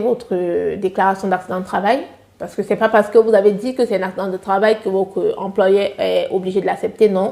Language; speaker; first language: French; native; French